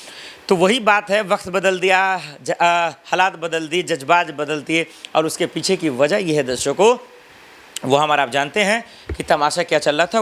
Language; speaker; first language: Hindi; native; Hindi